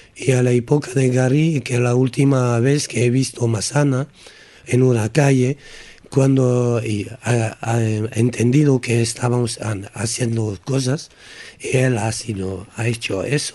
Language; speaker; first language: Spanish; non-native, learner; French